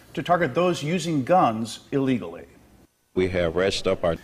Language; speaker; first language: English; native; English